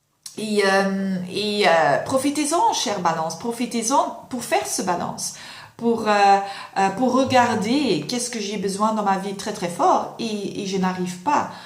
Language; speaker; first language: French; non-native, local second language; Dutch